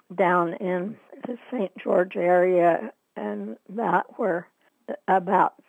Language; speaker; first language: English; native; English